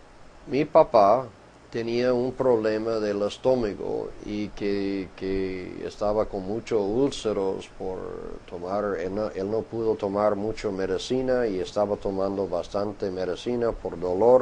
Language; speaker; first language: Spanish; non-native, fluent; English